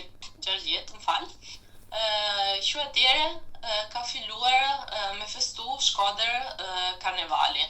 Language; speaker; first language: Albanian; non-native, fluent; Italian